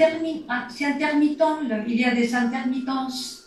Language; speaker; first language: French; native; French